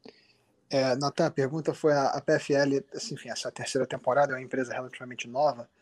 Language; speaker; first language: Portuguese; native; Portuguese